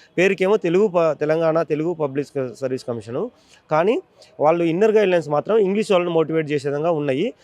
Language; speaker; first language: Telugu; native; Telugu